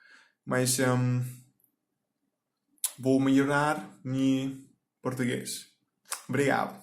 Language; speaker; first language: Portuguese; non-native, learner; Turkish